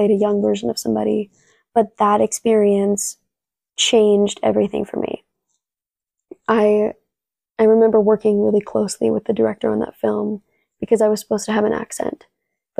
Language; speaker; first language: English; early bilingual, other home language; Spanish